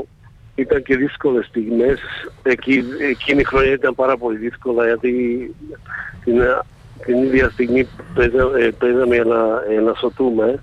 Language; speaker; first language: Greek; non-native, fluent; Slovak